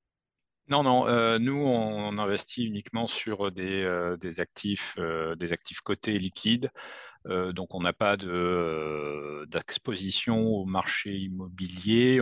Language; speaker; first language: French; native; French